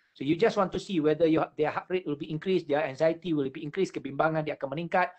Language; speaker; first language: English; non-native, local second language; Malay